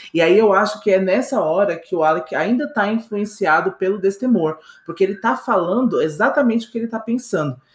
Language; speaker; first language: Portuguese; native; Portuguese